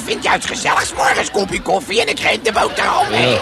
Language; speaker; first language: Dutch; native; Dutch